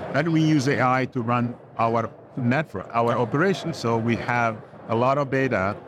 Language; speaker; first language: English; non-native, fluent; Italian